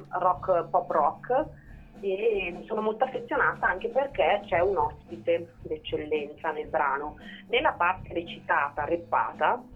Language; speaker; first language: Italian; native; Italian